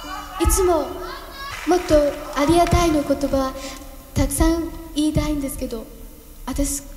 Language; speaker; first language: Japanese; non-native, learner; Cantonese